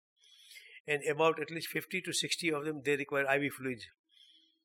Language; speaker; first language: English; non-native, local second language; Urdu